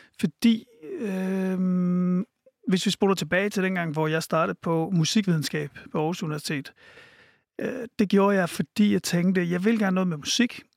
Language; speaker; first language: Danish; native; Danish